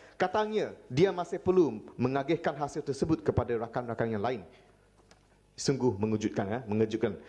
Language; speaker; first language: Malay; non-native, local second language; Chinese